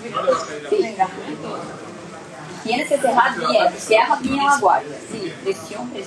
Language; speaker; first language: Spanish; non-native, learner; Portuguese